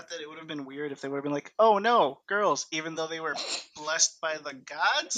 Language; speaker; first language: English; early bilingual, other home language; Spanish